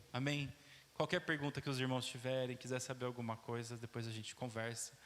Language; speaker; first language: Portuguese; native; Portuguese